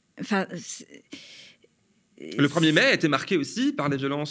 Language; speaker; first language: French; native; French